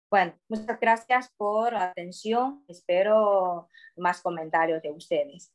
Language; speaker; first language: Spanish; non-native, fluent; Chinese